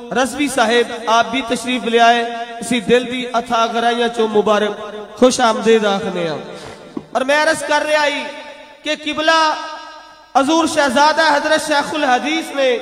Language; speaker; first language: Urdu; non-native, local second language; Punjabi